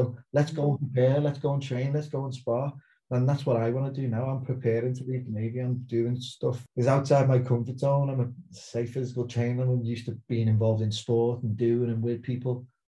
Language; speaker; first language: English; native; English